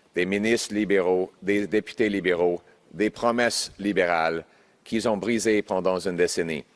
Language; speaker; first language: French; non-native, local second language; English